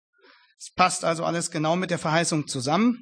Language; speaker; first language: German; native; German